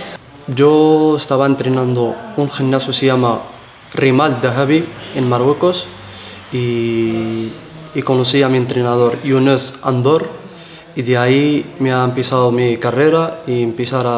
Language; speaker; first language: Spanish; non-native, learner; Arabic